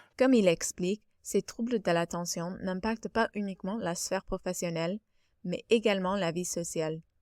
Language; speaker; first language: French; native; French